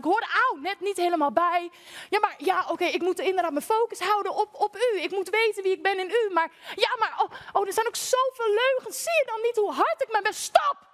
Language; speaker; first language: Dutch; native; Dutch